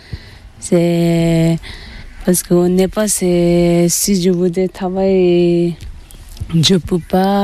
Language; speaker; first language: French; non-native, learner; Tibetan